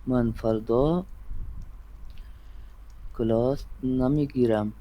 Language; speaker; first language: Persian; non-native, learner; Urdu